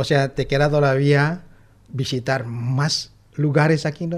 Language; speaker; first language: Spanish; non-native, fluent; Indonesian